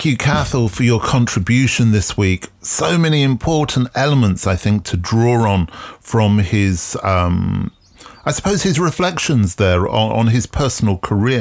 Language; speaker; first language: English; native; English